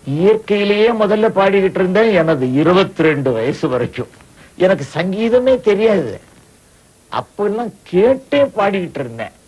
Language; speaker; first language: Tamil; non-native, local second language; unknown